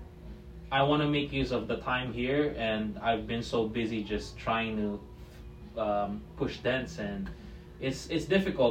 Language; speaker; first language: English; non-native, local second language; Filipino